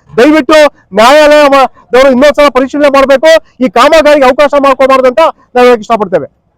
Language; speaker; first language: Kannada; native; Kannada